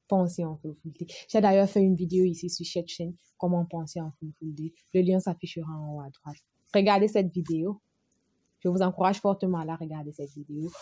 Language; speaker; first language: French; non-native, local second language; Fula